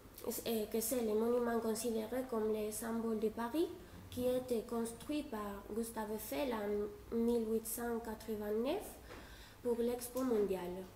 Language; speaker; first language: French; non-native, fluent; Spanish